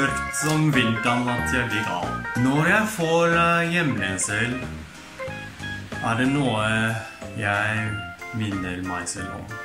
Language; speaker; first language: Norwegian; non-native, fluent; Japanese